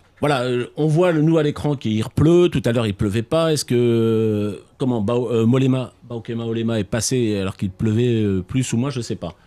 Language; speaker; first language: French; native; French